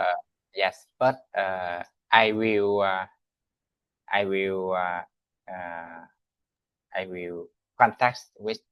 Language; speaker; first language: English; non-native, learner; Vietnamese